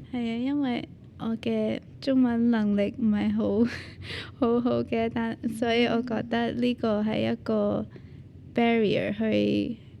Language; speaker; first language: Cantonese; early bilingual, other home language; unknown